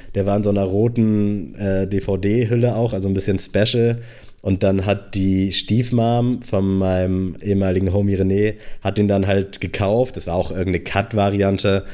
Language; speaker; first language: German; native; German